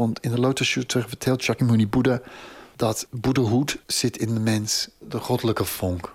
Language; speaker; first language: Dutch; non-native, fluent; English